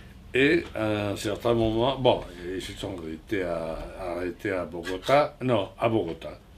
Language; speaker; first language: French; non-native, fluent; Spanish